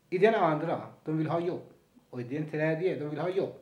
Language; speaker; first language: Swedish; non-native, fluent; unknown